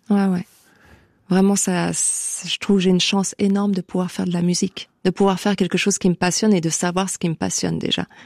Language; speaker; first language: French; native; French